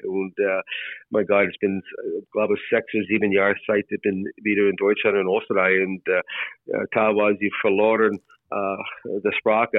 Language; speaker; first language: German; non-native, learner; English